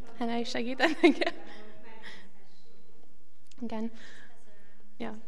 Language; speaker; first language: Hungarian; non-native, learner; English